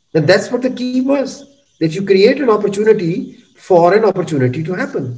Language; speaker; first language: English; non-native, local second language; Urdu